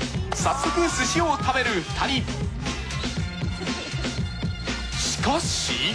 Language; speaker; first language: Japanese; native; Japanese